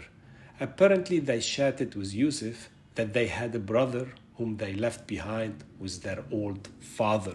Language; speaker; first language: English; non-native, fluent; Arabic